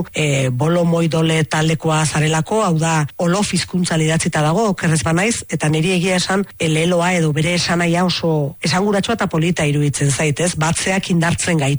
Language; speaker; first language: Basque; native; Basque